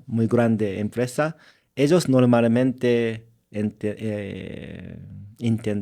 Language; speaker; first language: Spanish; non-native, learner; Japanese